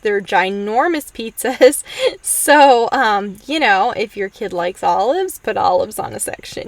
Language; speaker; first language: English; native; English